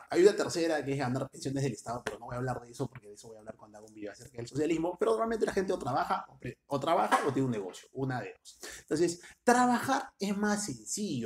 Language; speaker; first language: Spanish; native; Spanish